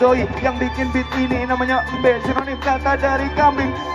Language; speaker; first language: Indonesian; native; Indonesian